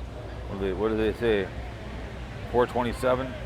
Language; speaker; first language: English; native; English